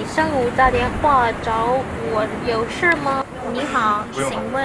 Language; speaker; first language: Chinese; non-native, learner; English